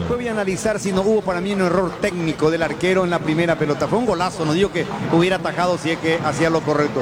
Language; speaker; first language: Spanish; native; Spanish